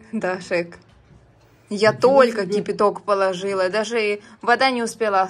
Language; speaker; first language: Russian; native; Russian